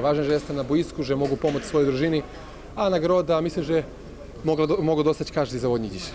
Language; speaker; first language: Polish; non-native, fluent; Serbian